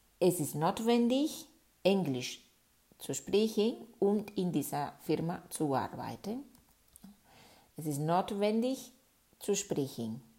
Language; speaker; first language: German; non-native, fluent; Spanish